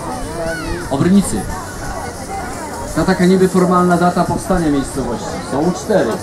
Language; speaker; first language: Polish; native; Polish